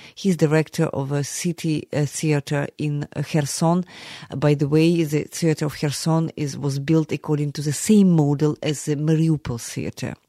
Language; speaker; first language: English; non-native, fluent; Ukrainian